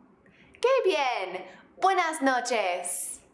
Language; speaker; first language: Spanish; non-native, fluent; English